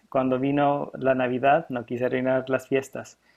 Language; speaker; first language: Spanish; early bilingual, heritage; Spanish